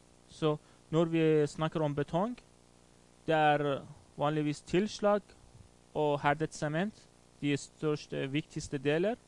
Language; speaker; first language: Swedish; non-native, fluent; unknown